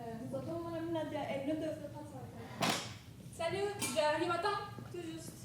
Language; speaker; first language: French; non-native, learner; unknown